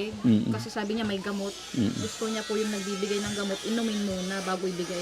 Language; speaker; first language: Filipino; native; Filipino